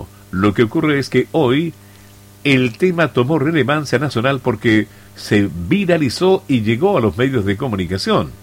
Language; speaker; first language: Spanish; native; Spanish